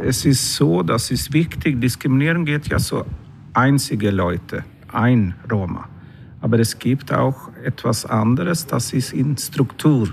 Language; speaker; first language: German; non-native, learner; Swedish